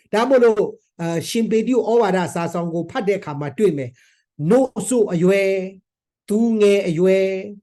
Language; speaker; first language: Burmese; non-native, local second language; Hakha Chin